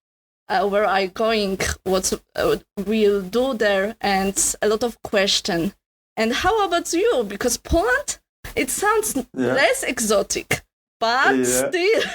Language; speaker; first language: English; non-native, learner; Polish